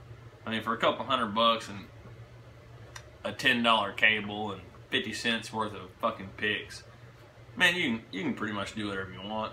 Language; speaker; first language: English; native; English